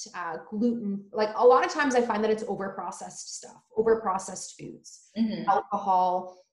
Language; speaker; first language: English; early bilingual, other home language; Polish